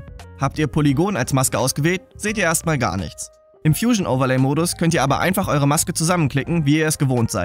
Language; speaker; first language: German; native; German